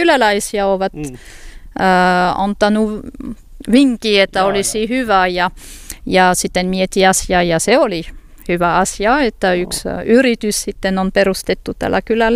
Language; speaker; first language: Finnish; non-native, learner; French